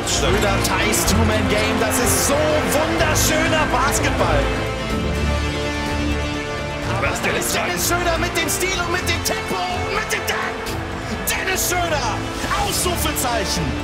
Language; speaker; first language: German; native; German